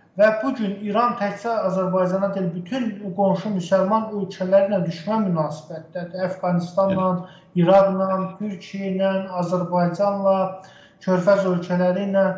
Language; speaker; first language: Azerbaijani; native; Azerbaijani